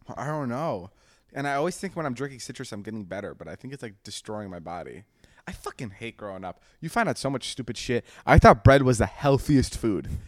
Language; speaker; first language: English; early bilingual, other home language; Slovak